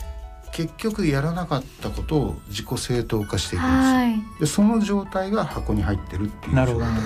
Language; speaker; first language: Japanese; native; Japanese